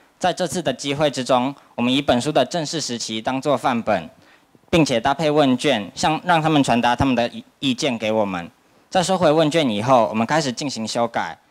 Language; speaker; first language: Chinese; native; Chinese